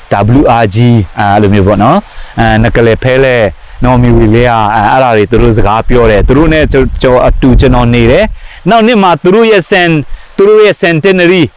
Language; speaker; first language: Burmese; non-native, fluent; Mizo